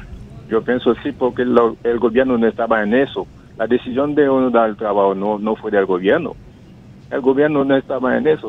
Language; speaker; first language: Spanish; non-native, fluent; Haitian Creole